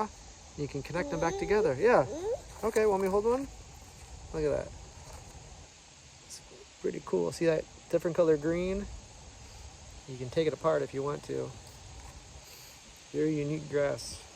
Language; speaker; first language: English; native; English